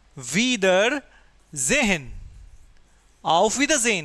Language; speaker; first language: German; non-native, fluent; Hindi